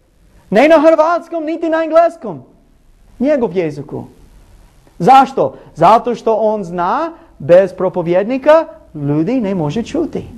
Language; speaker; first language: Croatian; non-native, learner; English